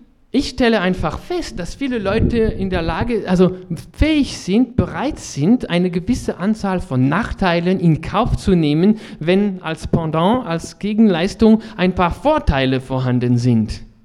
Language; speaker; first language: German; non-native, fluent; French